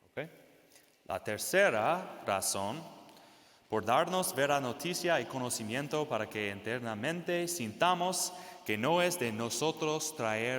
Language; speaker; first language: Spanish; non-native, fluent; English